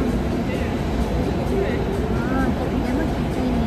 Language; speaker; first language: Japanese; non-native, learner; Filipino